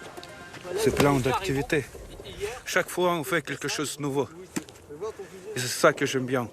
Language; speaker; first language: French; non-native, learner; Russian